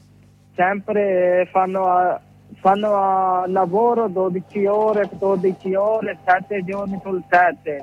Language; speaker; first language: Italian; non-native, learner; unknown